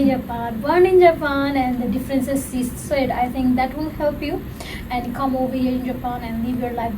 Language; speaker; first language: English; non-native, fluent; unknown